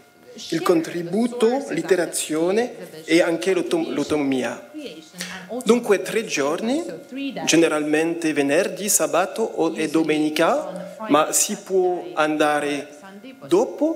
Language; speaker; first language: Italian; non-native, fluent; French